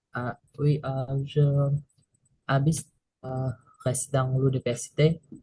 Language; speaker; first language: French; non-native, learner; Vietnamese